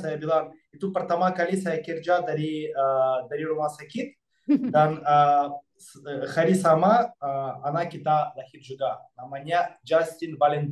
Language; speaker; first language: Indonesian; non-native, fluent; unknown